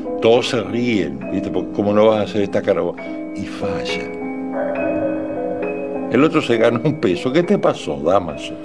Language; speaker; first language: Spanish; native; Spanish